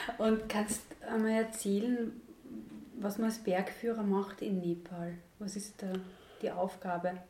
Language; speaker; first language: German; native; German